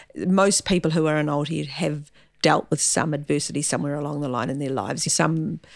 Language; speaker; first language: English; native; English